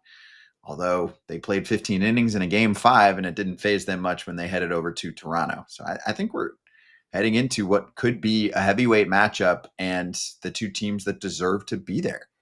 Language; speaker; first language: English; native; English